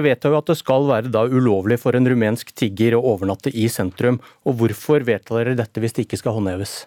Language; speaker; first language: Norwegian; native; Norwegian